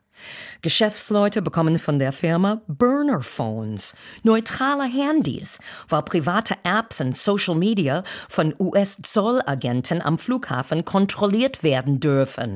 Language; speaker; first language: German; non-native, fluent; English